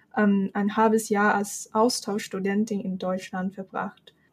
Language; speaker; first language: German; non-native, fluent; Chinese